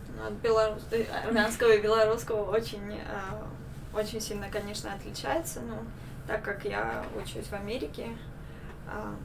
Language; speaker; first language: Russian; non-native, local second language; Armenian